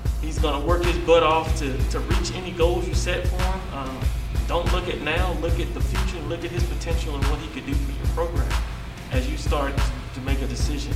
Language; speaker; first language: English; native; English